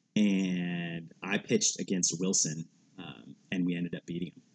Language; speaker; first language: English; native; English